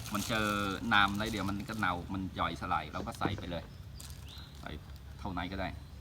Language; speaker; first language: Thai; native; Thai